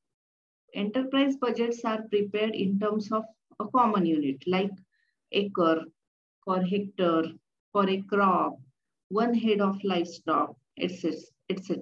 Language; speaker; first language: English; non-native, local second language; Marathi